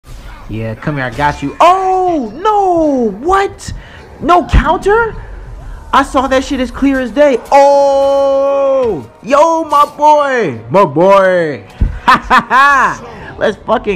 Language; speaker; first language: English; native; English